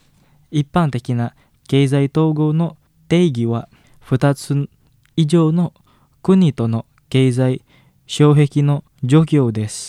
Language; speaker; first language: Japanese; non-native, fluent; Indonesian